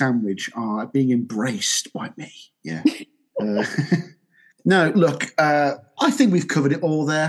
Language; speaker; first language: English; native; English